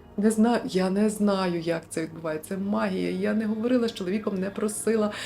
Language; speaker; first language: Ukrainian; non-native, local second language; Russian